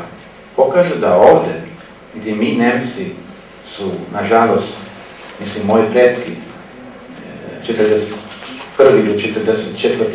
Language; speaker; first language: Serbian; non-native, fluent; German